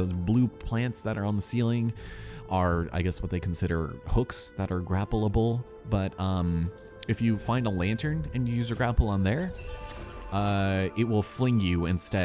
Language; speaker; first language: English; native; English